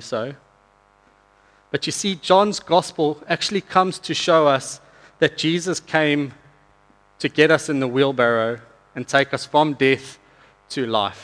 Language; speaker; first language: English; native; English